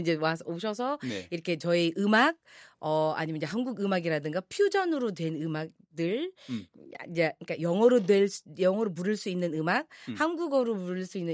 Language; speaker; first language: Korean; non-native, fluent; Filipino